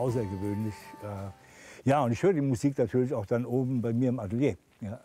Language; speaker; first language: German; native; German